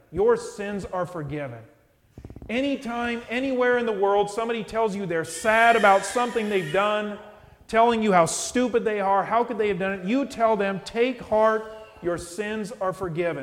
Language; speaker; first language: English; native; English